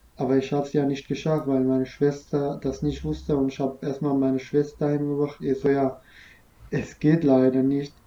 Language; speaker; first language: German; non-native, fluent; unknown